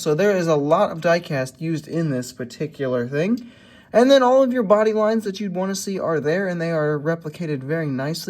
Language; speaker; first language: English; native; English